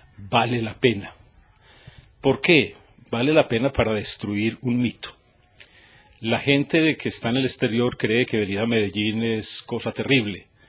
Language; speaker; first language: Spanish; native; Spanish